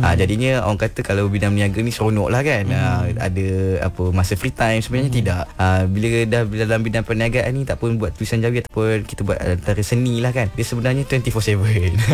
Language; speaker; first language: Malay; native; Malay